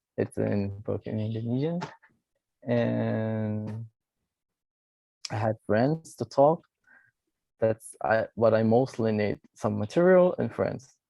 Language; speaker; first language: English; non-native, fluent; Portuguese